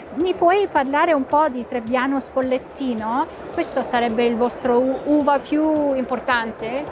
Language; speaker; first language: Italian; non-native, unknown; English